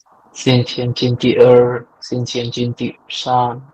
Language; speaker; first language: Chinese; non-native, learner; Hindi